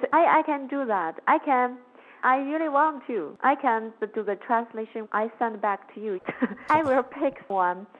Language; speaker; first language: English; non-native, learner; Chinese